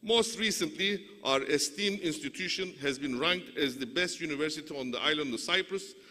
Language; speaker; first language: English; non-native, fluent; Turkish